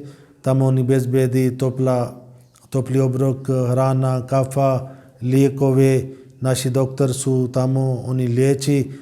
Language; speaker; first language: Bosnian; non-native, learner; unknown